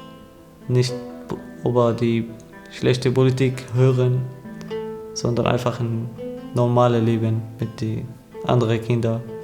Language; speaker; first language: German; non-native, learner; Arabic